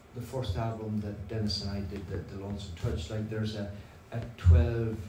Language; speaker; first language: English; native; English